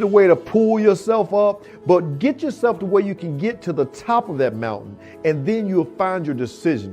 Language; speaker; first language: English; native; English